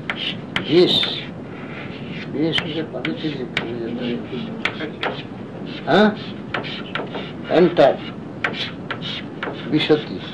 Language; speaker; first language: Russian; non-native, learner; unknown